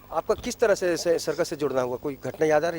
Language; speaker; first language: Hindi; native; Hindi